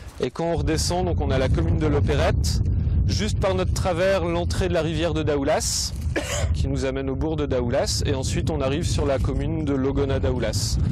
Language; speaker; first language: French; native; French